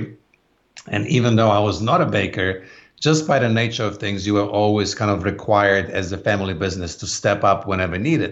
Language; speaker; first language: English; non-native, fluent; Polish